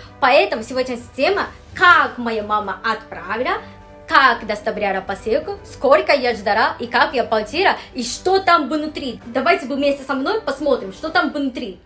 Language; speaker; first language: Russian; non-native, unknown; Japanese